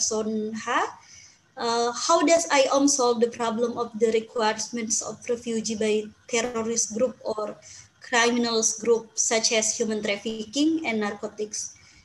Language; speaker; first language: English; non-native, fluent; Indonesian